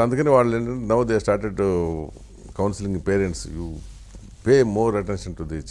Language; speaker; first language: Telugu; native; Telugu